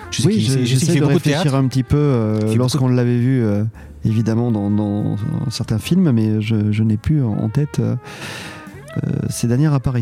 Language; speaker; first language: French; native; French